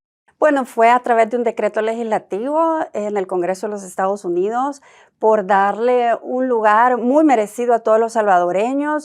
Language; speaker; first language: Spanish; native; Spanish